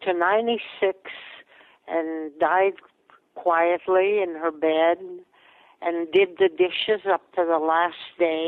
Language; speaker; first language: English; non-native, fluent; Latvian